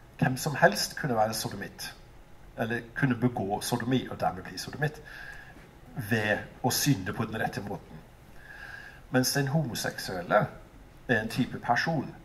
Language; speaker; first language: Norwegian; non-native, fluent; English